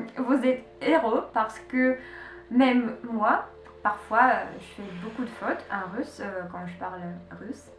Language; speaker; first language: French; non-native, learner; Russian